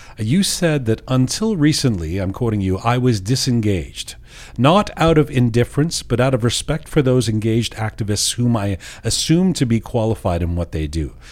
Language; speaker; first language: English; early bilingual, other home language; Persian